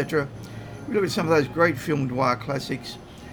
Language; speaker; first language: English; native; English